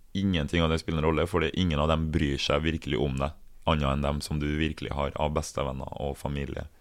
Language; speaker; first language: Norwegian; early bilingual, other home language; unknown